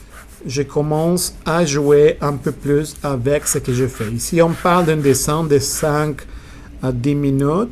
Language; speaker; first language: French; non-native, fluent; Spanish